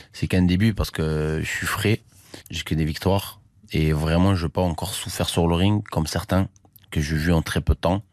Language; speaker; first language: French; early bilingual, other home language; Armenian